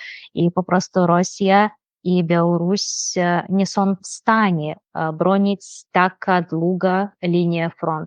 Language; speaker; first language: Polish; non-native, fluent; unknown